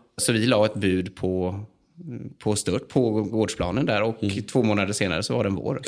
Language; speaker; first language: Swedish; native; Swedish